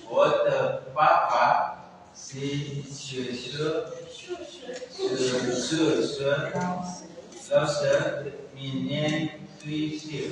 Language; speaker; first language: Chinese; non-native, learner; Indonesian